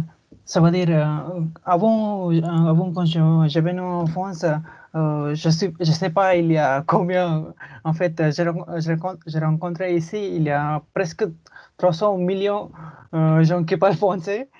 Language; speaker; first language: French; non-native, learner; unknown